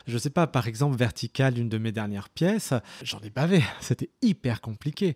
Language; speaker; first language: French; early bilingual, other home language; Arabic